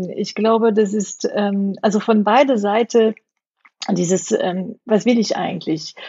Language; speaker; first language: German; non-native, fluent; French